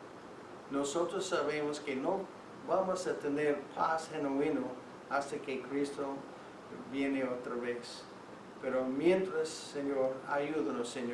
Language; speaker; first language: Spanish; non-native, fluent; English